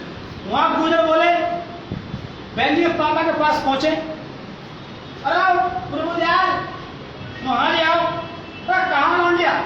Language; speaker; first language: Hindi; native; Hindi